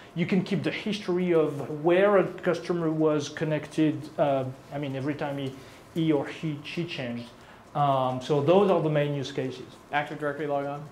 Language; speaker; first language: English; non-native, fluent; French